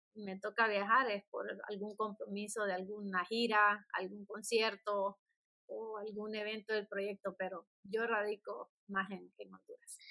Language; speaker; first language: Spanish; native; Spanish